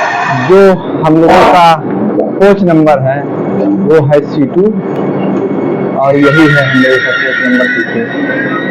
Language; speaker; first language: Hindi; native; Hindi